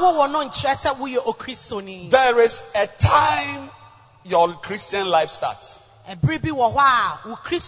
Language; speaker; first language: English; non-native, local second language; Akan